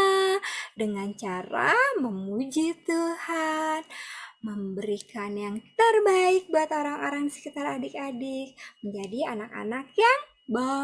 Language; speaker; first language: Indonesian; native; Indonesian